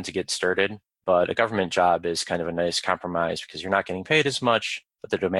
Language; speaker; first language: English; native; English